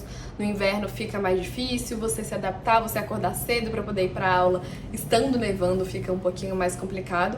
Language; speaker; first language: Portuguese; native; Portuguese